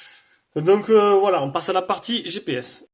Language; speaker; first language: French; native; French